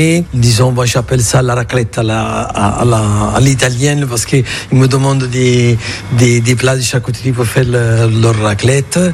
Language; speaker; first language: French; non-native, fluent; Italian